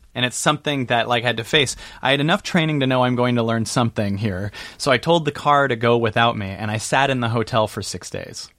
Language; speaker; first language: English; native; English